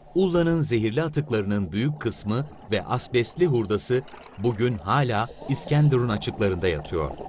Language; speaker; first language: Turkish; native; Turkish